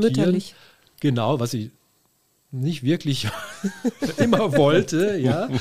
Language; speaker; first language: German; native; German